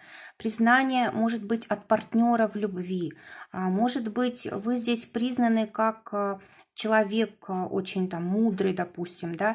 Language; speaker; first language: Russian; native; Russian